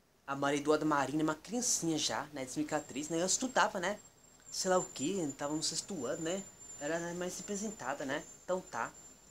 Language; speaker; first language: Portuguese; native; Portuguese